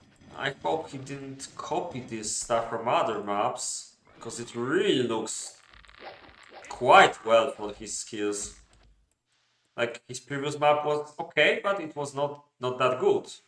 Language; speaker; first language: English; non-native, fluent; Polish